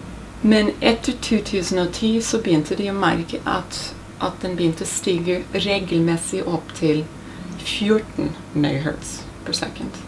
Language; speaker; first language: Norwegian; non-native, fluent; English